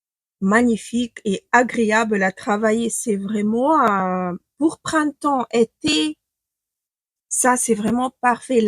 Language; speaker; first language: French; non-native, fluent; Ukrainian